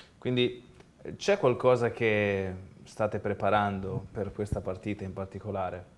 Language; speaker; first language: Italian; native; Italian